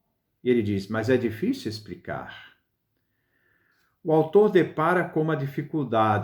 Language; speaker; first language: Portuguese; native; Portuguese